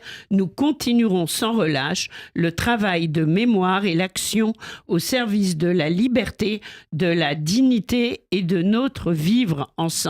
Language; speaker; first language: French; native; French